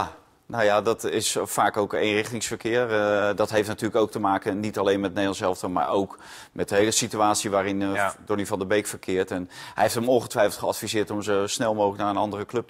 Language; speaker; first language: Dutch; native; Dutch